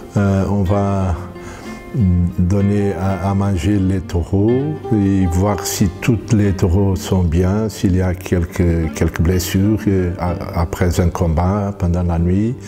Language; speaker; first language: French; non-native, fluent; Portuguese